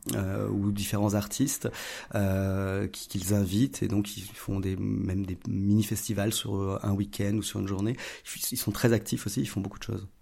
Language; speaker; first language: French; native; French